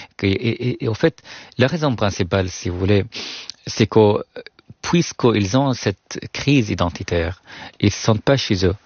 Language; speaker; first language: French; non-native, fluent; Arabic